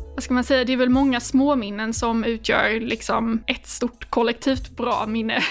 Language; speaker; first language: Swedish; native; Swedish